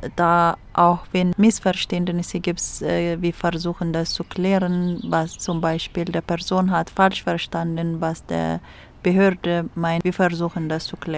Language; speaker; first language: German; non-native, fluent; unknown